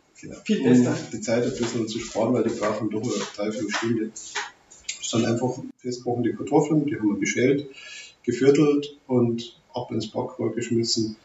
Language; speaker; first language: German; native; German